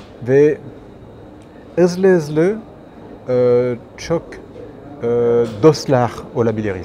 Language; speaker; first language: Turkish; non-native, learner; French